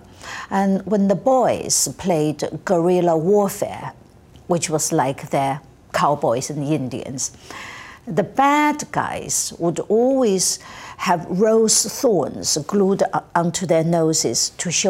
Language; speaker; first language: English; non-native, fluent; Chinese